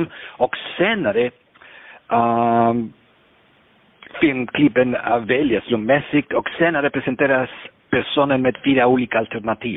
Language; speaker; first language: Swedish; non-native, fluent; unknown